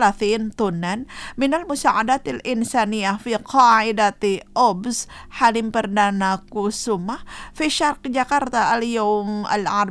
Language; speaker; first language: Arabic; non-native, fluent; Indonesian